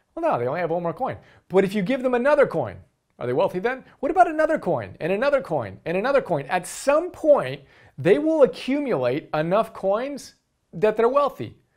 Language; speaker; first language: English; native; English